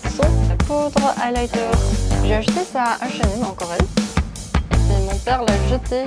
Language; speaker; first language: French; non-native, fluent; Korean